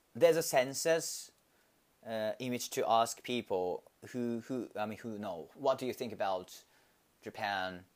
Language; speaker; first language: English; non-native, fluent; Japanese